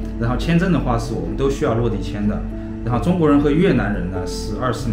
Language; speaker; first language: Chinese; native; Chinese